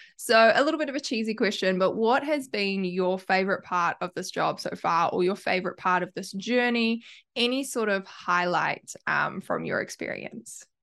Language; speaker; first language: English; native; English